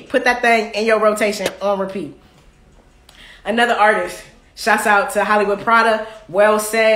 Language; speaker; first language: English; native; English